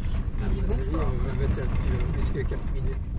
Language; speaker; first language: French; native; French